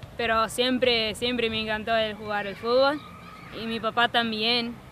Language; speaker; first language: Spanish; non-native, fluent; English